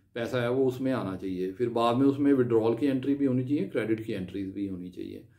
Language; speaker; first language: Hindi; non-native, local second language; Punjabi